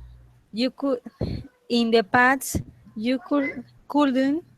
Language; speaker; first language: English; non-native, learner; Spanish